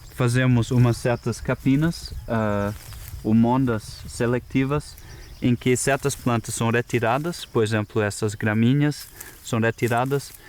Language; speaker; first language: Portuguese; non-native, fluent; German